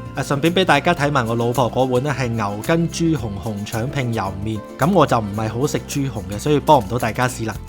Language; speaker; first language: Cantonese; native; Cantonese